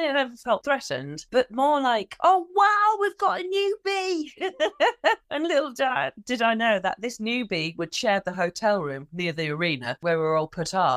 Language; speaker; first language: English; native; English